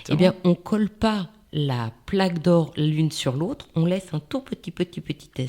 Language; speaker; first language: French; native; French